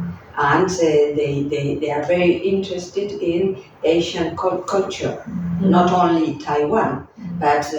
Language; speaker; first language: English; non-native, fluent; Spanish